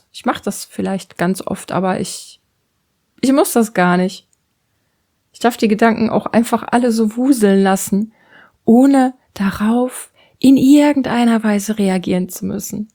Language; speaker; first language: German; native; German